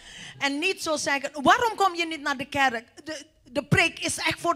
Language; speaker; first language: Dutch; non-native, fluent; Indonesian